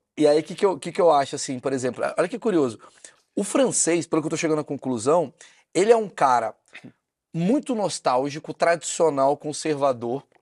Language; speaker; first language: Portuguese; native; Portuguese